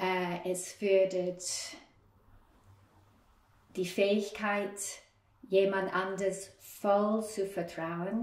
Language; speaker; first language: German; non-native, fluent; English